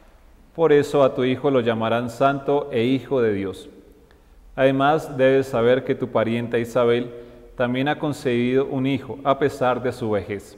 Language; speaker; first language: Spanish; native; Spanish